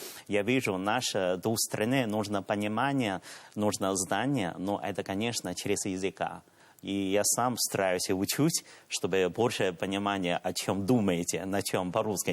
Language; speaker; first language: Russian; non-native, learner; Chinese